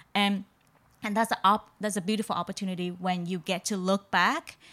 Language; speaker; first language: English; non-native, fluent; Vietnamese